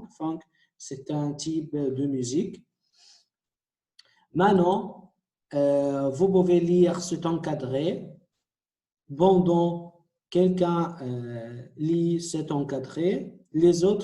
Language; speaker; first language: French; non-native, fluent; Arabic